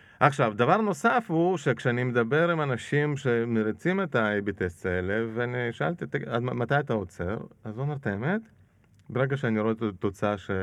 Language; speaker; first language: Hebrew; non-native, fluent; Russian